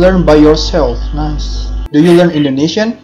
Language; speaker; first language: English; non-native, learner; Indonesian